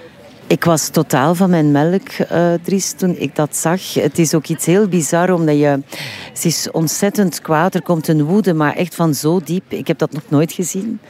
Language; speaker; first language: Dutch; native; Dutch